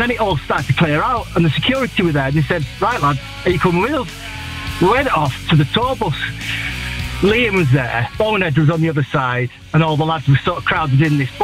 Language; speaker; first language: English; native; English